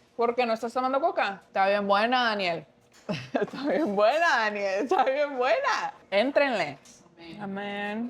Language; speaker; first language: Spanish; early bilingual, other home language; English